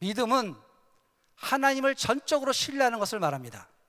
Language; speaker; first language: Korean; native; Korean